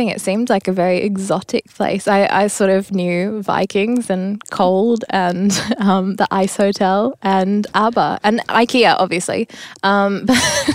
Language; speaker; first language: English; native; English